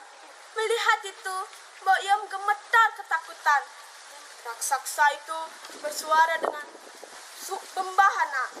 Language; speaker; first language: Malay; non-native, local second language; Balinese